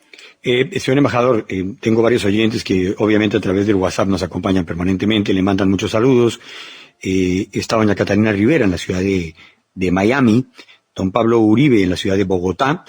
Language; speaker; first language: Spanish; native; Spanish